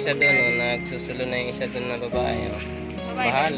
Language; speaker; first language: Filipino; native; Filipino